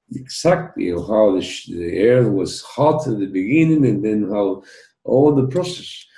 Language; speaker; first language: English; non-native, fluent; Spanish